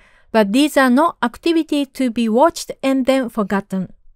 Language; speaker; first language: English; non-native, fluent; Japanese